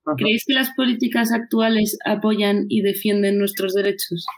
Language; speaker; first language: Spanish; native; Spanish